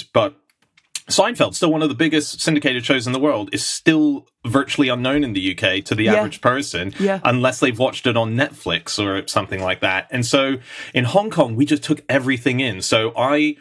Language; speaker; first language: English; native; English